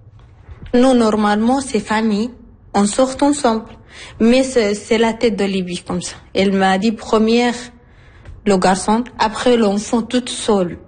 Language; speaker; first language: French; non-native, learner; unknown